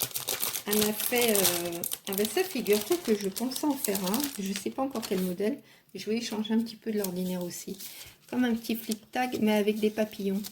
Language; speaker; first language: French; native; French